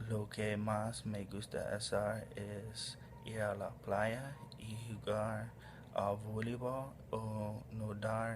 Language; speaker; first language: Spanish; non-native, learner; English